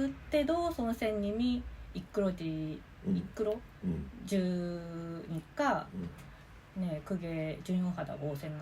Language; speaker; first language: Korean; non-native, fluent; Japanese